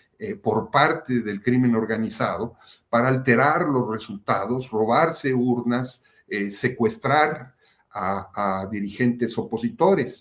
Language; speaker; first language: Spanish; native; Spanish